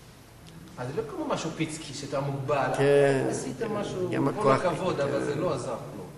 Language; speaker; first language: Hebrew; non-native, local second language; English